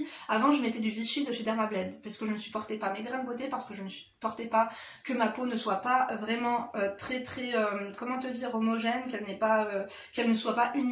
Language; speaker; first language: French; native; French